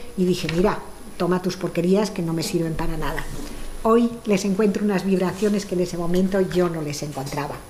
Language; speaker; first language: Spanish; early bilingual, other home language; French